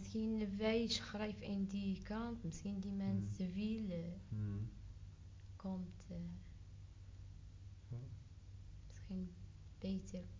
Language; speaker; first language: Dutch; non-native, learner; Arabic